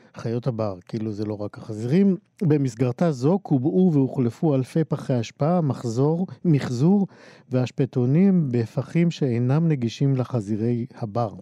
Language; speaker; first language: Hebrew; native; Hebrew